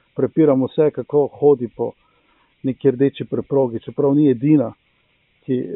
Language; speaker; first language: Slovenian; native; Slovenian